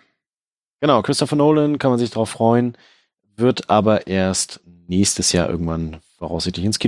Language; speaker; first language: German; native; German